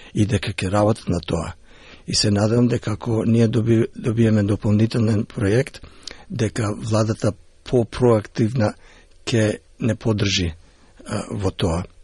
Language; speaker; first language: Macedonian; early bilingual, heritage; Macedonian